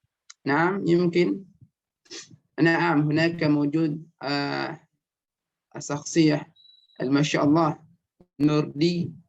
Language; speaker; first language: Arabic; non-native, fluent; Indonesian